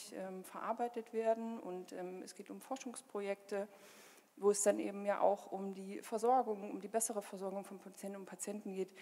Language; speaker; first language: German; native; German